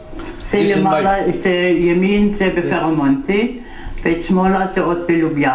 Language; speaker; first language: Hebrew; non-native, fluent; German